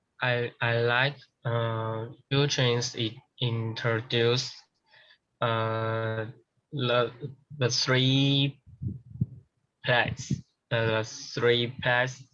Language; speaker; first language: English; non-native, learner; Chinese